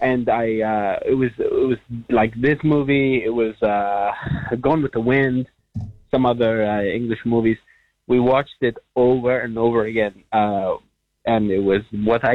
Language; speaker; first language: English; non-native, fluent; Spanish